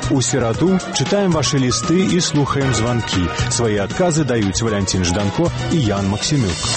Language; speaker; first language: Belarusian; native; Belarusian